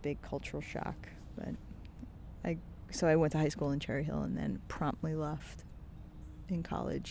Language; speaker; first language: English; native; English